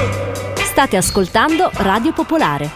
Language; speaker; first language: Italian; native; Italian